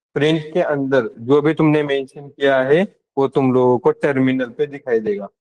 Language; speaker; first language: Hindi; non-native, local second language; Marathi